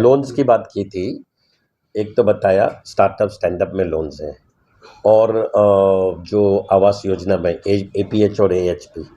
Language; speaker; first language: Hindi; non-native, local second language; Gujarati